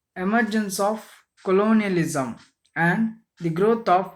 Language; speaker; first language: English; non-native, local second language; Kannada